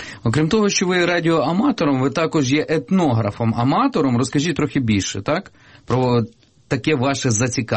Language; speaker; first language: Ukrainian; native; Ukrainian